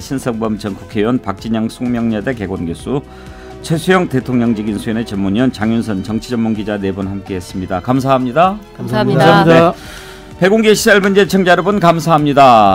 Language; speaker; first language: Korean; native; Korean